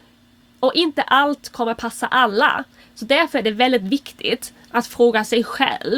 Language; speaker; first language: Swedish; non-native, fluent; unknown